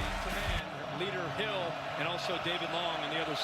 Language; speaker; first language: English; native; English